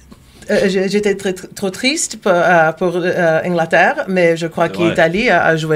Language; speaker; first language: French; non-native, learner; Portuguese